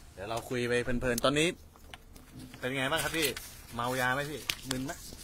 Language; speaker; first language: Thai; native; Thai